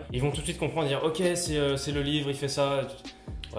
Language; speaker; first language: French; native; French